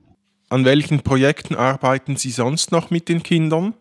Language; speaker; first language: German; native; German